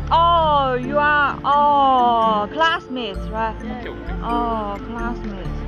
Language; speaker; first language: English; non-native, learner; Chinese